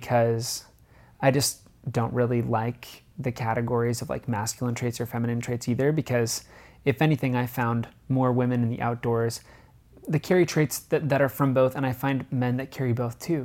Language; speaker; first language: English; native; English